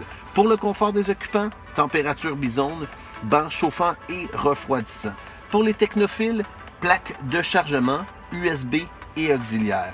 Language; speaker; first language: French; native; French